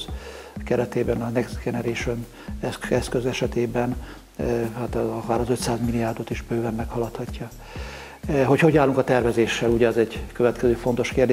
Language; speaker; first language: Hungarian; native; Hungarian